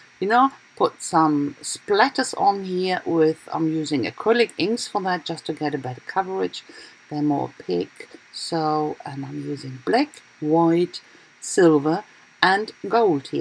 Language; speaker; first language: English; non-native, fluent; German